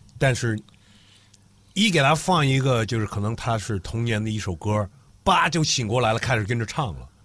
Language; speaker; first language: Chinese; non-native, fluent; English